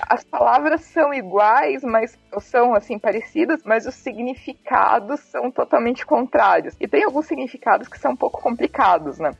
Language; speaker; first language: Portuguese; native; Portuguese